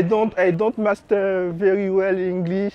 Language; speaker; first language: English; non-native, learner; French